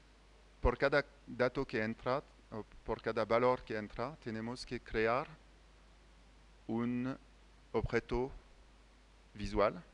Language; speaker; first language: Spanish; non-native, fluent; French